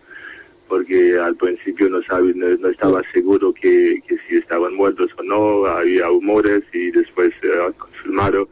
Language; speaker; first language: Spanish; non-native, fluent; Haitian Creole